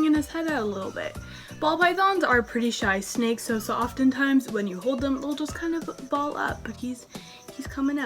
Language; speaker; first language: English; native; English